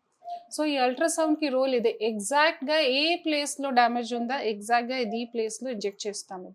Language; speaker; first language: Telugu; non-native, local second language; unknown